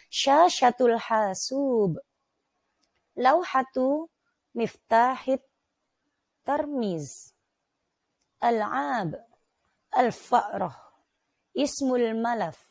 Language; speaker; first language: Arabic; non-native, fluent; Indonesian